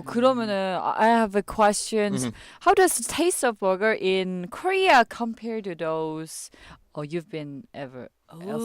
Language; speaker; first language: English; non-native, learner; Korean